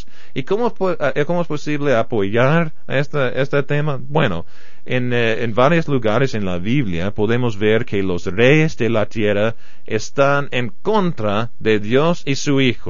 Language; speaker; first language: Spanish; non-native, fluent; English